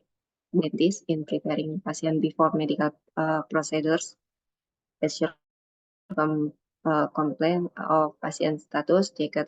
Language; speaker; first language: English; non-native, learner; Indonesian